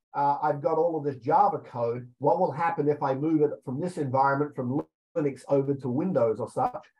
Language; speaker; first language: English; native; English